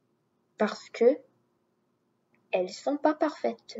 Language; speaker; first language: French; non-native, learner; English